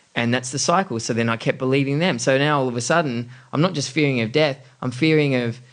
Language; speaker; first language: English; native; English